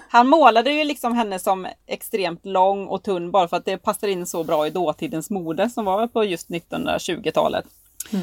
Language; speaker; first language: Swedish; native; Swedish